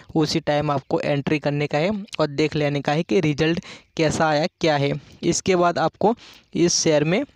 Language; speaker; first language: Hindi; non-native, local second language; Gujarati